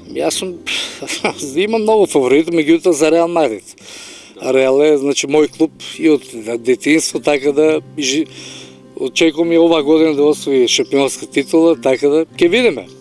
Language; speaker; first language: Macedonian; native; Macedonian